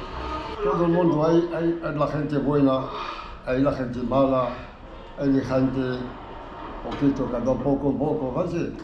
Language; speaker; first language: Spanish; non-native, learner; Arabic